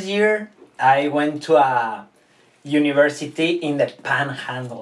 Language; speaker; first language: English; non-native, fluent; Spanish